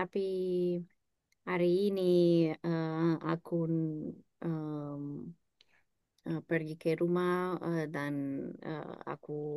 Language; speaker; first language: Indonesian; non-native, learner; English